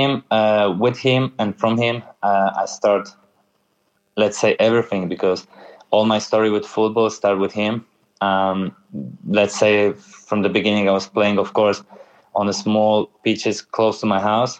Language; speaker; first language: English; non-native, fluent; Polish